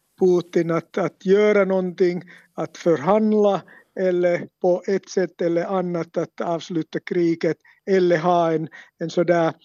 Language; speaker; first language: Swedish; non-native, local second language; Finnish